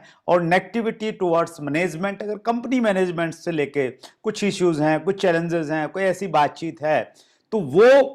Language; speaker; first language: Hindi; native; Hindi